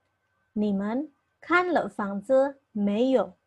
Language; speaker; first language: Chinese; non-native, fluent; Indonesian